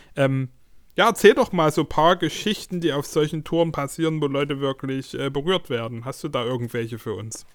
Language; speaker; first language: German; non-native, fluent; Ukrainian